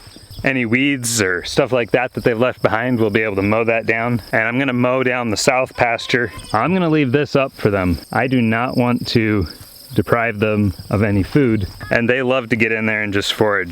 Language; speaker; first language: English; native; English